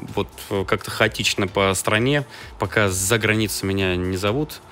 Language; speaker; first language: Russian; native; Russian